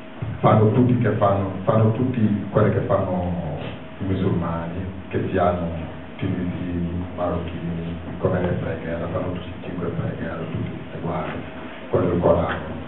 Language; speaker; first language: Italian; non-native, fluent; Wolof